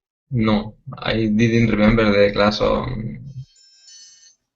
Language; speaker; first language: English; non-native, learner; Spanish